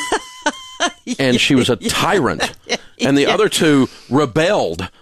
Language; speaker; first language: English; native; English